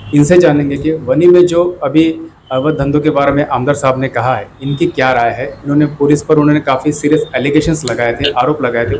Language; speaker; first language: Hindi; non-native, local second language; Marathi